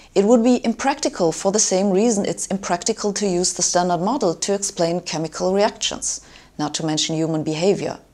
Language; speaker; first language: English; non-native, fluent; German